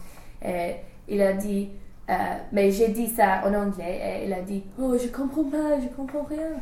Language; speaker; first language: French; non-native, fluent; English